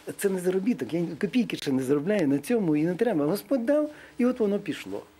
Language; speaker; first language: Ukrainian; non-native, local second language; Russian